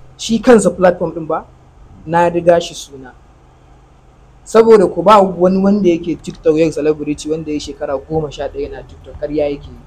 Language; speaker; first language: Hausa; native; Hausa